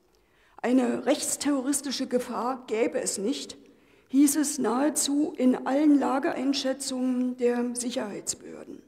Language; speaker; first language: German; native; German